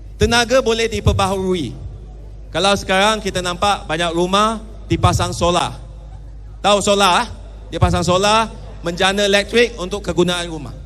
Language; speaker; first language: Malay; non-native, local second language; Chinese